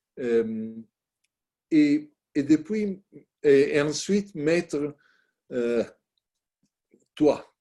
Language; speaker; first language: French; non-native, learner; Italian